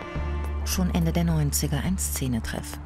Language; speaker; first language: German; native; German